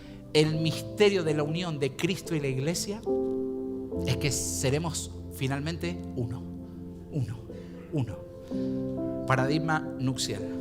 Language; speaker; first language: Spanish; native; Spanish